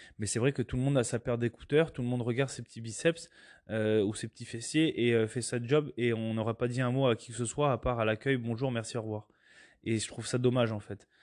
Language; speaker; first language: French; native; French